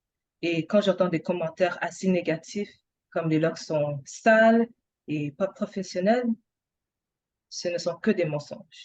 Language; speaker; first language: French; non-native, fluent; English